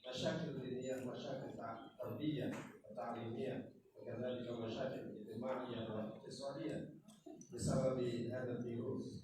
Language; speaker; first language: Arabic; non-native, fluent; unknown